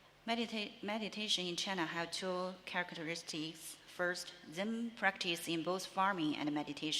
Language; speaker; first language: English; non-native, learner; Chinese